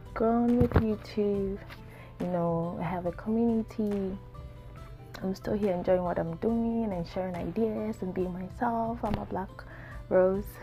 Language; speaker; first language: English; non-native, local second language; Akan